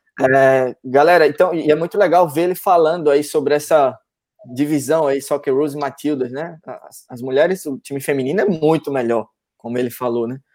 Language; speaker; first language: Portuguese; native; Portuguese